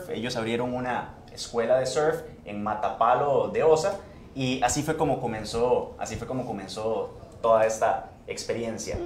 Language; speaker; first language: Spanish; native; Spanish